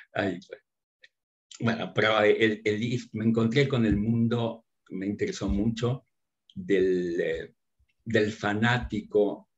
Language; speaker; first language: Spanish; early bilingual, other home language; Russian